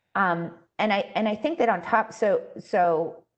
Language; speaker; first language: English; native; English